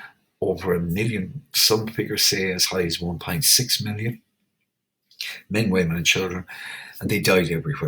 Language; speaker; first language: English; native; English